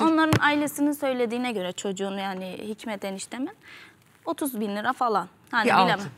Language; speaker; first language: Turkish; native; Turkish